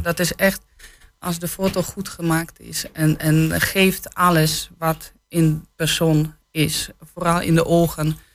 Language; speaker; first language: Dutch; non-native, fluent; Polish